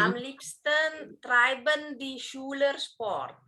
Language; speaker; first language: German; non-native, fluent; Indonesian